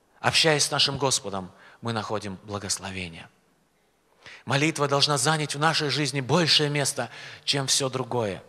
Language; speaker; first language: Russian; native; Russian